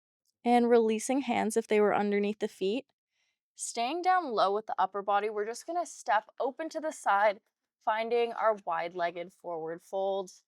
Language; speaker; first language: English; native; English